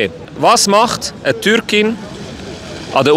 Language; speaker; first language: German; native; German